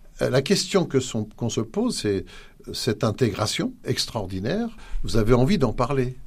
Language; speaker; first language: French; native; French